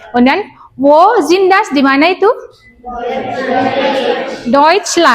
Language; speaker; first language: German; non-native, learner; Indonesian